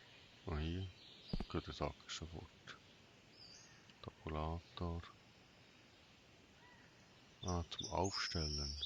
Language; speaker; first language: German; native; German